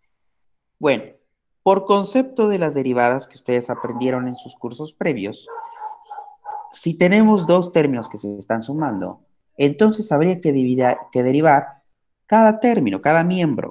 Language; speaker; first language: Spanish; native; Spanish